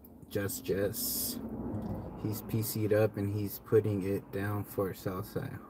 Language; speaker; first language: English; native; English